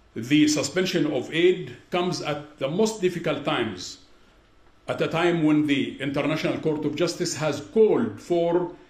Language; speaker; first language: English; non-native, fluent; Arabic